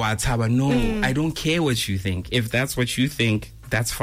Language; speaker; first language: English; non-native, local second language; Tswana